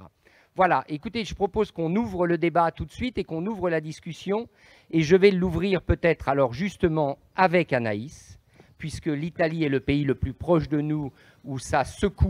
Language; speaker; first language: French; native; French